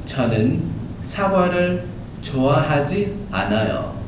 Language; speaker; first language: Korean; early bilingual, heritage; Korean